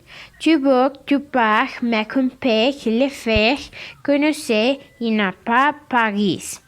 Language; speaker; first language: French; non-native, learner; Spanish